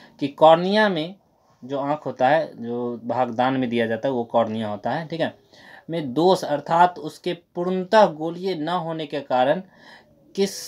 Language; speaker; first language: Hindi; native; Hindi